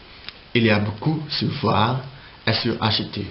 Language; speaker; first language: French; non-native, learner; Dutch